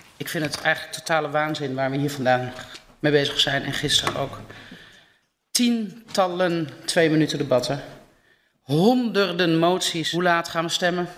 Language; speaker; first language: Dutch; native; Dutch